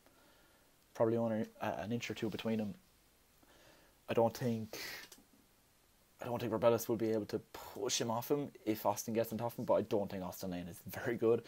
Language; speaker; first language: English; native; English